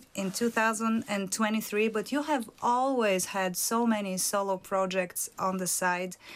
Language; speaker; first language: English; non-native, fluent; Bulgarian